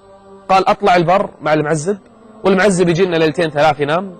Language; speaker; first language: Arabic; native; Arabic